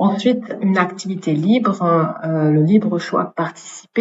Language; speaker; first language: French; native; French